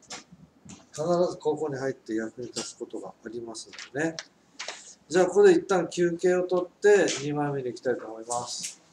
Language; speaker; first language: Japanese; native; Japanese